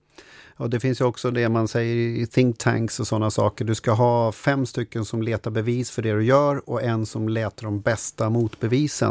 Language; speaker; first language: Swedish; native; Swedish